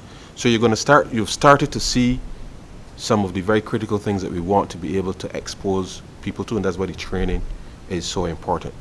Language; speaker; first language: English; native; English